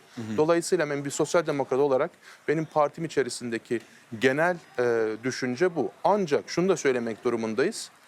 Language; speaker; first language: Turkish; early bilingual, heritage; Turkish